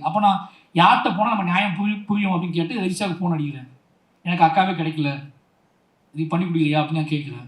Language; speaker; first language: Tamil; native; Tamil